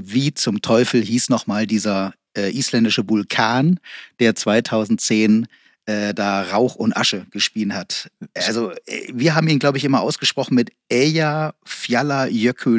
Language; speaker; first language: German; native; German